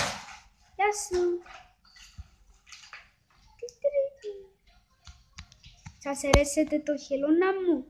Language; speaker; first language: Greek; early bilingual, heritage; Greek